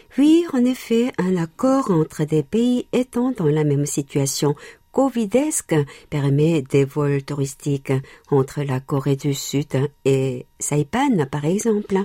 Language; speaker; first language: French; non-native, fluent; Korean